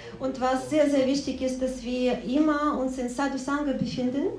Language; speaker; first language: German; non-native, fluent; Russian